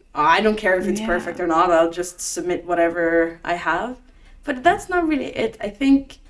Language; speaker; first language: English; non-native, fluent; Norwegian